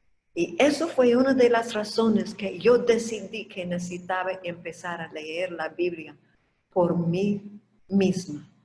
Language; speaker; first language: Spanish; non-native, fluent; English